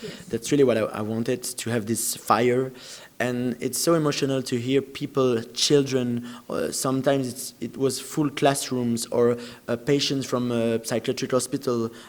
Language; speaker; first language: English; non-native, fluent; French